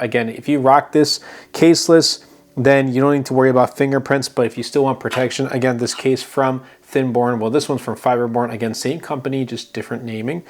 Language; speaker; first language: English; native; English